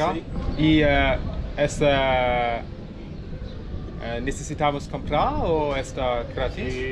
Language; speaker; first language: Spanish; non-native, learner; German